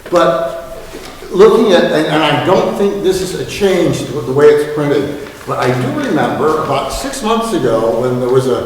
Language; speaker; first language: English; native; English